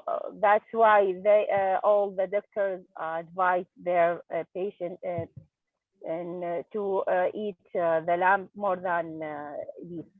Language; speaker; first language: English; non-native, learner; Arabic